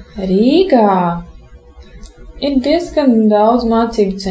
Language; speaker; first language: Latvian; non-native, local second language; Russian